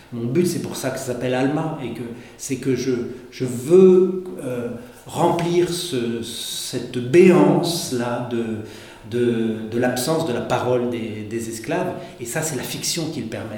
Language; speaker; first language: French; native; French